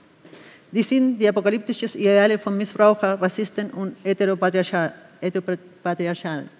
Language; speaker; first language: German; non-native, fluent; Spanish